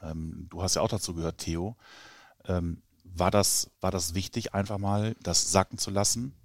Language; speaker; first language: German; native; German